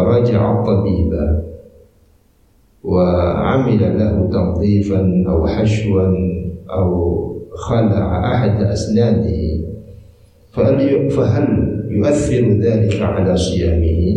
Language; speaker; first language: Arabic; non-native, fluent; Indonesian